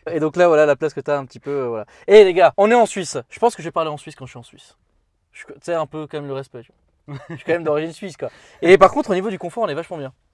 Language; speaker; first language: French; early bilingual, other home language; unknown